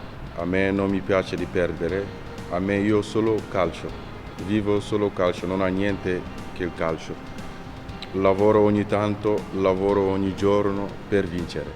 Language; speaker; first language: Italian; non-native, fluent; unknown